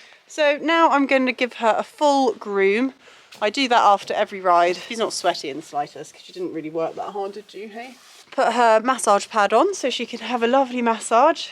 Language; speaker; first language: English; native; English